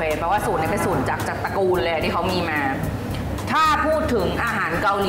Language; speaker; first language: Thai; native; Thai